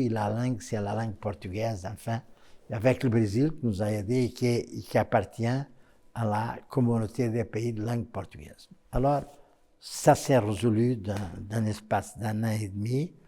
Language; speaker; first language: French; non-native, fluent; Portuguese